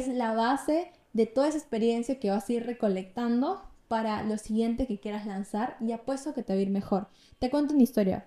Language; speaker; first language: Spanish; native; Spanish